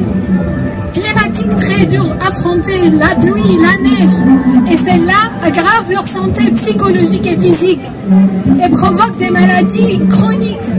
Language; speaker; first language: French; non-native, fluent; Arabic